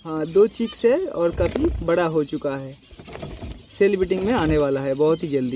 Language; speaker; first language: Hindi; non-native, local second language; Bangla